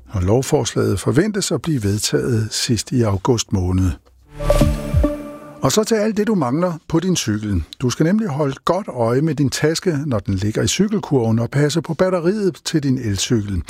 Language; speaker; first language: Danish; native; Danish